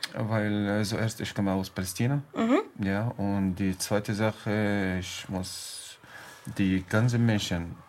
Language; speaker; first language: German; non-native, learner; Arabic